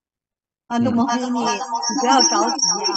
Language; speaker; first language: Chinese; native; Chinese